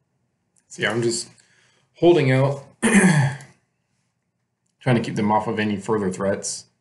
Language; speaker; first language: English; native; English